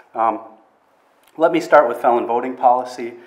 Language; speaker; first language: English; native; English